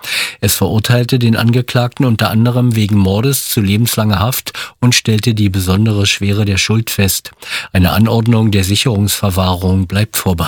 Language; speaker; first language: German; native; German